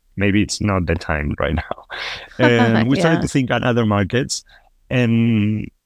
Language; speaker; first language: English; non-native, fluent; Spanish